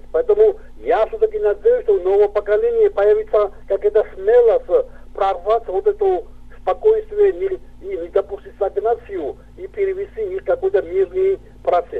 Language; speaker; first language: Russian; non-native, local second language; Georgian